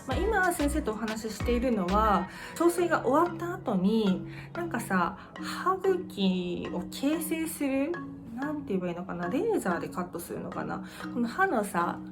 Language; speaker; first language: Japanese; native; Japanese